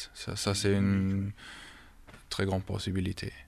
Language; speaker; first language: French; early bilingual, heritage; German